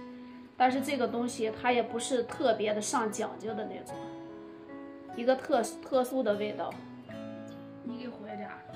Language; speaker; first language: Chinese; native; Chinese